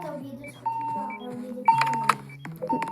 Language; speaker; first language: French; native; French